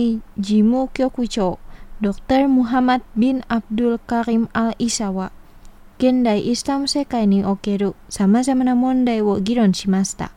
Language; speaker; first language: Japanese; non-native, fluent; Indonesian